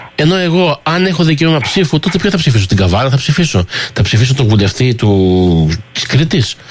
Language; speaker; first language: Greek; early bilingual, heritage; Greek